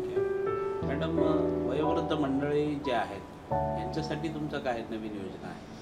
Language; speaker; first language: Marathi; native; Marathi